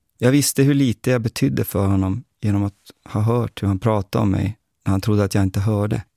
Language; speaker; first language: Swedish; native; Swedish